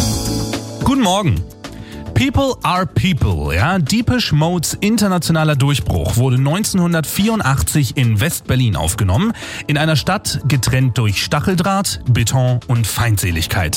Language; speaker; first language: German; native; German